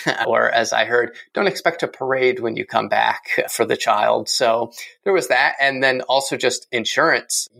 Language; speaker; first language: English; native; English